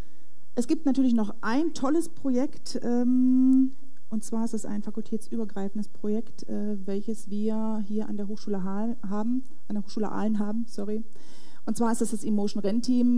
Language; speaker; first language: German; native; German